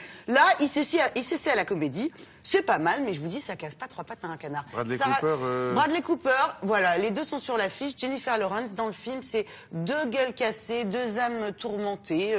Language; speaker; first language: French; native; French